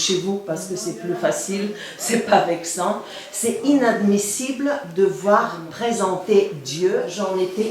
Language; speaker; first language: French; non-native, fluent; Bulgarian